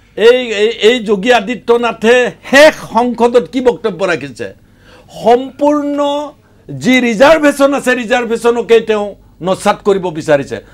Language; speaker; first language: Assamese; native; Assamese